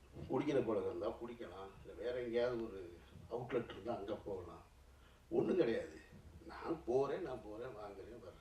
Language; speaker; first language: Tamil; native; Tamil